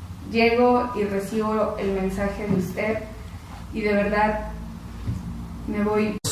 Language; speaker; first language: Spanish; native; Spanish